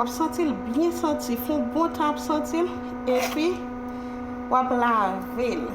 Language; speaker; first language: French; non-native, learner; Haitian Creole